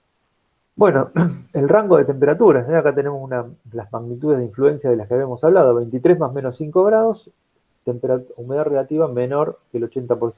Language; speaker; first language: Spanish; native; Spanish